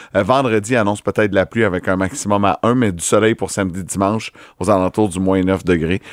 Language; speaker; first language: French; native; French